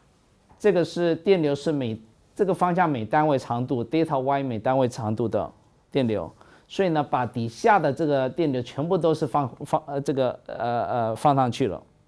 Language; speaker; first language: Chinese; native; Chinese